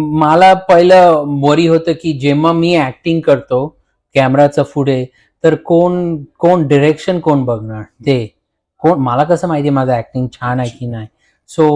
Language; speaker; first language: Marathi; early bilingual, heritage; Marathi